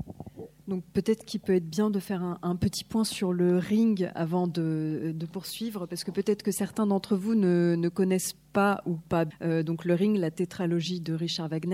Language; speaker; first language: French; native; French